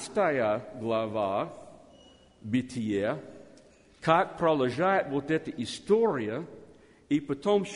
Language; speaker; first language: Russian; non-native, learner; English